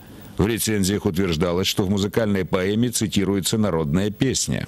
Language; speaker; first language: Russian; native; Russian